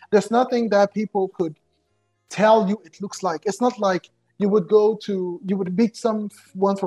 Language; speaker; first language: English; non-native, local second language; French